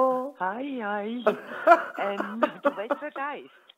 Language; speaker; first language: German; native; German